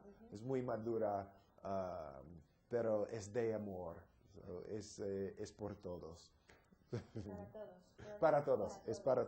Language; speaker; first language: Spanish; non-native, learner; English